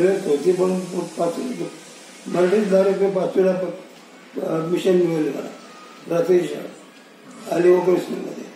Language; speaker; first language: Marathi; non-native, local second language; Urdu